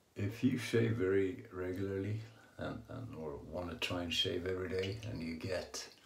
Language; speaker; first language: English; non-native, fluent; Swedish